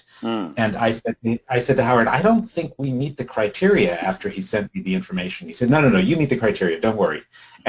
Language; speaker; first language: English; native; English